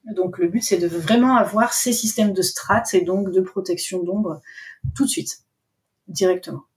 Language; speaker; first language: French; native; French